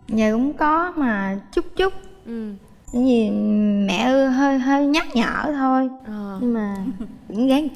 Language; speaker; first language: Vietnamese; native; Vietnamese